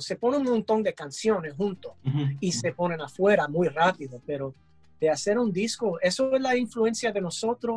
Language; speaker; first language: Spanish; early bilingual, heritage; English